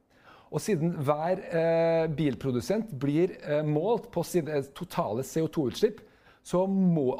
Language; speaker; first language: Norwegian; native; Norwegian